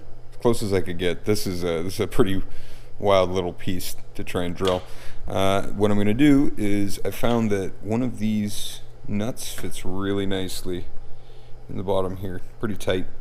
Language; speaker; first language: English; native; English